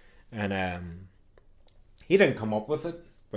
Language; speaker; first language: English; native; English